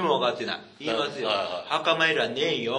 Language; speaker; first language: Japanese; native; Japanese